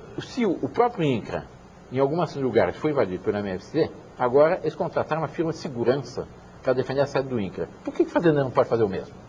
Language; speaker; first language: Portuguese; early bilingual, other home language; French